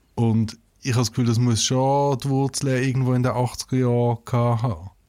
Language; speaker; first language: German; native; German